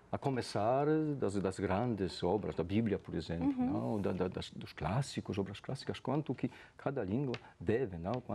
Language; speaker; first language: Portuguese; non-native, fluent; Polish